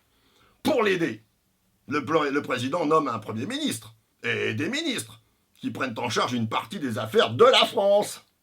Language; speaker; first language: French; native; French